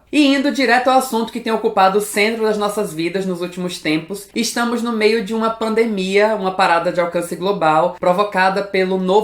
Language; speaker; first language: Portuguese; native; Portuguese